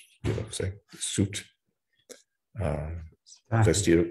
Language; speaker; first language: Spanish; non-native, fluent; English